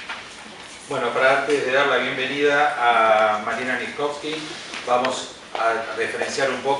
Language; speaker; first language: Spanish; native; Spanish